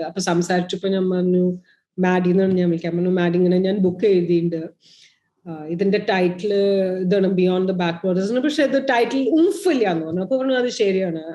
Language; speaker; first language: Malayalam; early bilingual, heritage; Malayalam